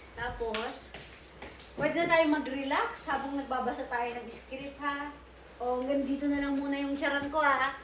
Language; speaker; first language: Filipino; native; Filipino